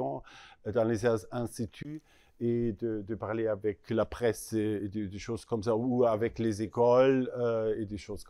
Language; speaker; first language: French; non-native, learner; German